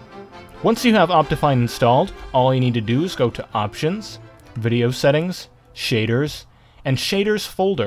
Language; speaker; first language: English; native; English